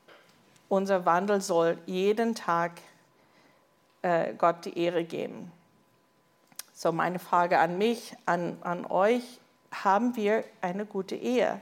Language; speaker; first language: German; non-native, fluent; English